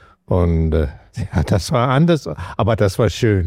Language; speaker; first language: German; non-native, fluent; Danish